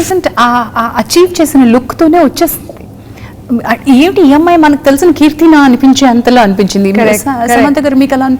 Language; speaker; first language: Telugu; native; Telugu